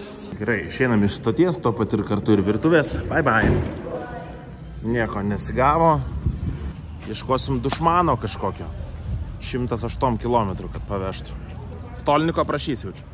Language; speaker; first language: Lithuanian; native; Lithuanian